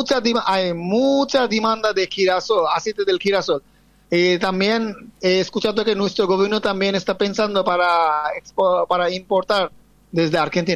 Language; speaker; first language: Spanish; non-native, fluent; Bangla